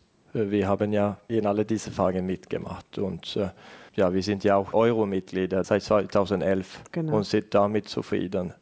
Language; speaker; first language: German; non-native, fluent; Estonian